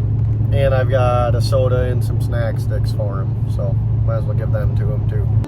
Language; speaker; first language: English; native; English